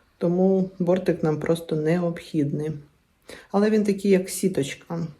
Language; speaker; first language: Ukrainian; native; Ukrainian